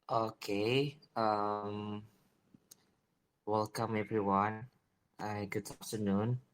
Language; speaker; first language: English; non-native, learner; Indonesian